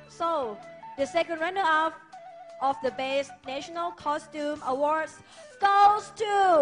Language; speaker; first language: English; non-native, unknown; Thai